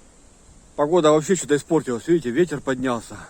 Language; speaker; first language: Russian; native; Russian